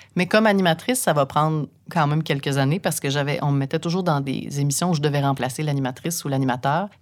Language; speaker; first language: French; native; French